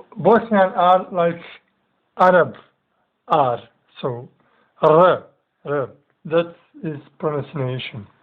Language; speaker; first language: English; non-native, learner; Bosnian